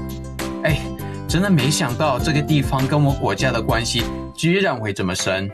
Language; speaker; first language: Chinese; non-native, fluent; English